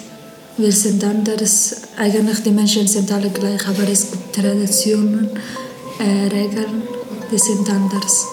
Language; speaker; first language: German; non-native, learner; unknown